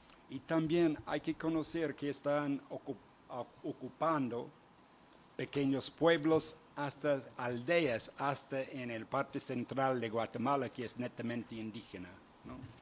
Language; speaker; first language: Spanish; non-native, fluent; English